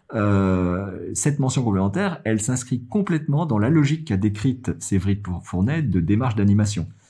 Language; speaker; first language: French; native; French